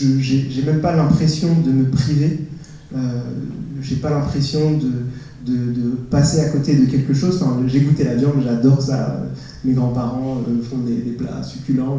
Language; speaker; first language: French; native; French